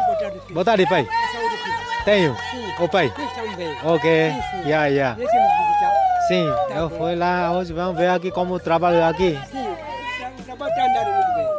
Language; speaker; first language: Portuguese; non-native, learner; Vietnamese